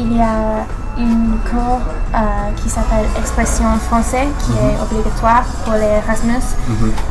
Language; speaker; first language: French; non-native, learner; English